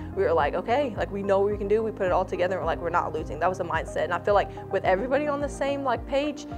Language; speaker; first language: English; native; English